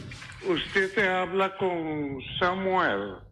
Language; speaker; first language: Spanish; non-native, learner; Papiamento